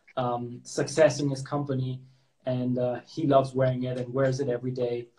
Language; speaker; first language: English; non-native, local second language; German